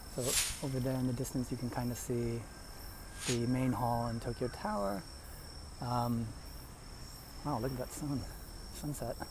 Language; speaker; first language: English; native; English